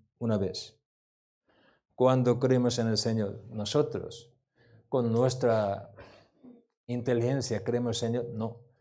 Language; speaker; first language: Spanish; non-native, learner; Korean